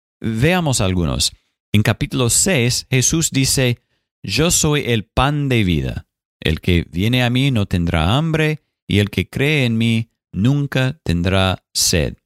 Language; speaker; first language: Spanish; non-native, fluent; English